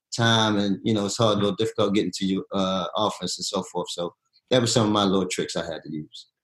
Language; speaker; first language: English; native; English